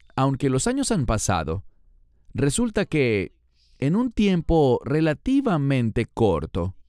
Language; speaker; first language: Spanish; non-native, fluent; Hebrew